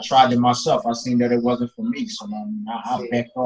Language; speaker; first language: English; native; English